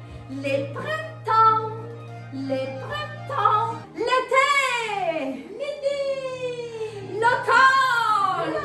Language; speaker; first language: French; non-native, fluent; Italian